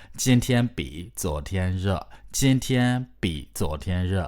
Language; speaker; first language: Chinese; non-native, fluent; Burmese